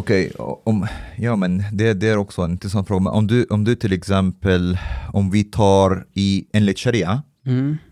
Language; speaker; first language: Swedish; early bilingual, other home language; Persian